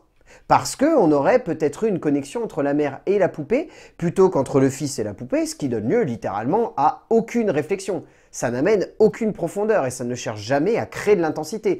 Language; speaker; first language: French; native; French